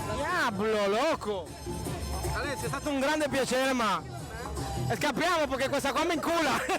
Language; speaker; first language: Italian; non-native, fluent; Spanish